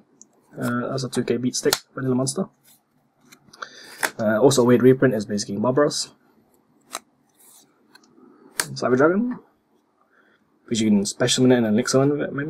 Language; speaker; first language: English; native; English